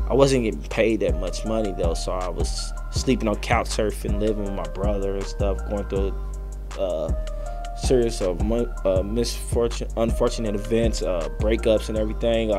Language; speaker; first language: English; native; English